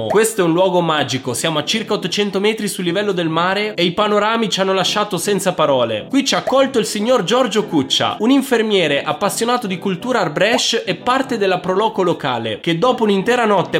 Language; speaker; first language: Italian; native; Italian